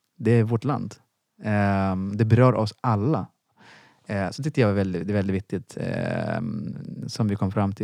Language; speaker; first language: Swedish; non-native, fluent; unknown